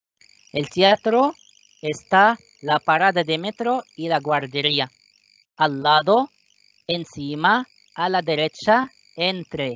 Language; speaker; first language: Spanish; non-native, fluent; Arabic